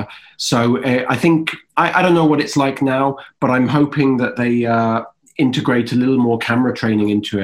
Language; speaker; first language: English; native; English